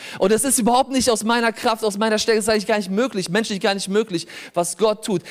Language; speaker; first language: German; early bilingual, other home language; Polish